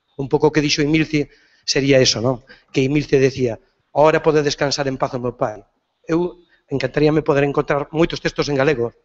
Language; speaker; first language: Galician; native; Galician